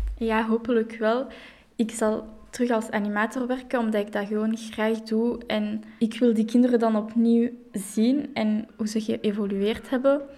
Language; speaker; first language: Dutch; non-native, local second language; French